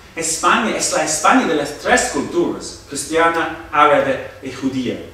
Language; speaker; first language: Spanish; non-native, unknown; English